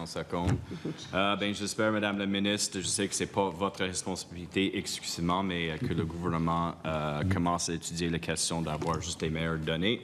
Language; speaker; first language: French; non-native, local second language; English